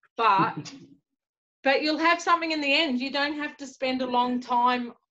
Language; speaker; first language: English; native; English